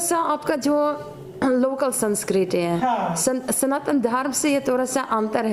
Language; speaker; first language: Hindi; non-native, fluent; Ukrainian